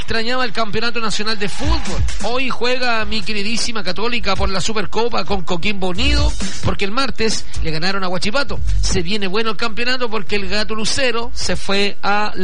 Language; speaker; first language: Spanish; native; Spanish